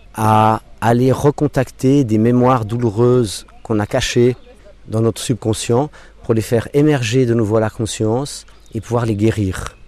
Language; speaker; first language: French; non-native, local second language; English